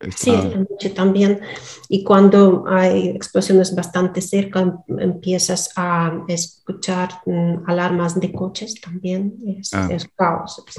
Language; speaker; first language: Spanish; non-native, fluent; Russian